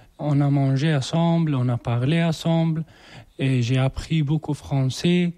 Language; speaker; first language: French; non-native, learner; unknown